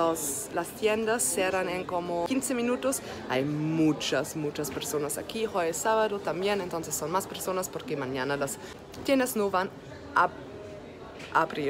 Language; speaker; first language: Spanish; non-native, learner; German